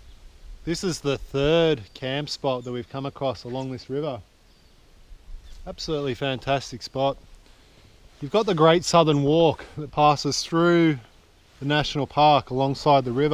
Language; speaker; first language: English; native; English